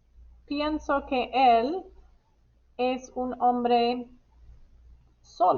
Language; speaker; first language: Spanish; non-native, fluent; English